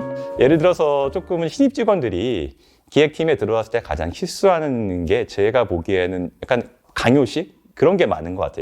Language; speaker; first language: Korean; native; Korean